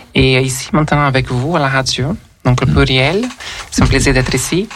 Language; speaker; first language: French; non-native, fluent; Portuguese